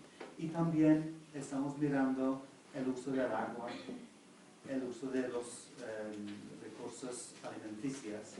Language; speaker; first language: Spanish; non-native, fluent; English